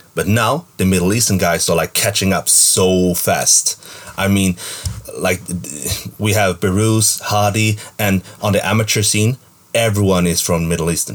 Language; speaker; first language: English; non-native, fluent; Swedish